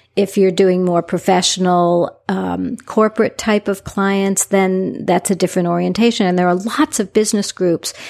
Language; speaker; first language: English; native; English